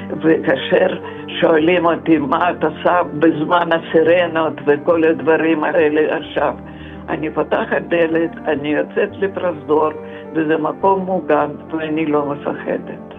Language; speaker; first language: Hebrew; non-native, fluent; Russian